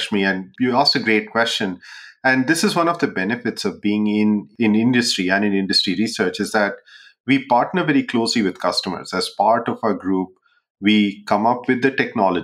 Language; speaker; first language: English; non-native, local second language; Hindi